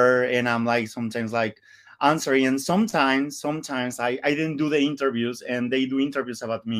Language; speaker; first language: English; non-native, learner; Spanish